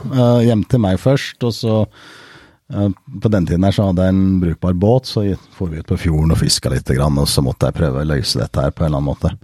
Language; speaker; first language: Norwegian; early bilingual, heritage; Norwegian